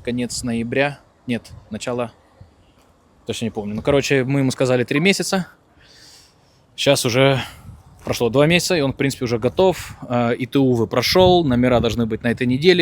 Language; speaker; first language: Russian; native; Russian